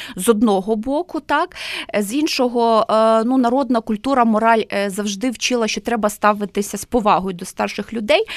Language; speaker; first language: Ukrainian; native; Ukrainian